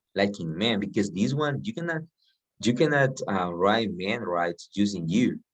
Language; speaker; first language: English; non-native, fluent; Spanish